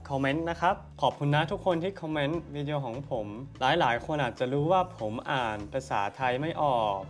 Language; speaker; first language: Thai; early bilingual, other home language; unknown